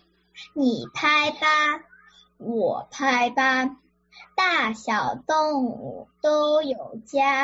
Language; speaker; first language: Chinese; early bilingual, heritage; Chinese